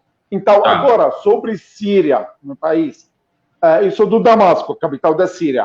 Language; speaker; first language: Portuguese; non-native, fluent; Arabic